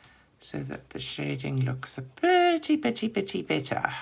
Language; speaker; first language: English; native; English